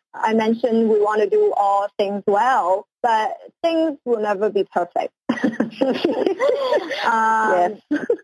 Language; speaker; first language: English; non-native, local second language; Cantonese